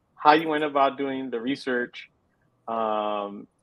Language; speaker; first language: English; native; English